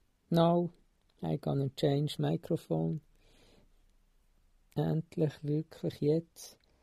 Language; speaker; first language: German; native; German